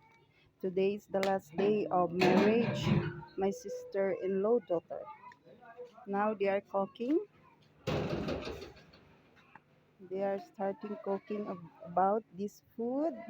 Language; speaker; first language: English; non-native, learner; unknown